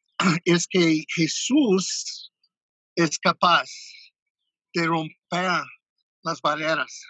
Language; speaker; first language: Spanish; non-native, fluent; English